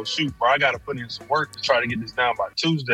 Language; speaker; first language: English; native; English